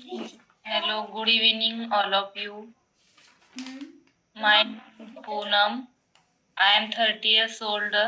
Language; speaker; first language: English; non-native, learner; Marathi